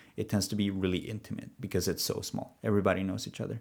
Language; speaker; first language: English; early bilingual, other home language; Spanish